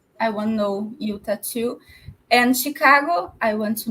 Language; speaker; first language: English; non-native, learner; Portuguese